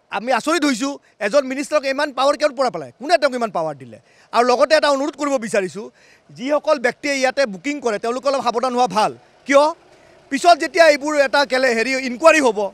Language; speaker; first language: Assamese; native; Assamese